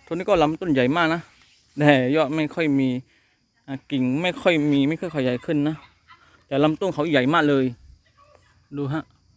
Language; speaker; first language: Thai; non-native, local second language; Malay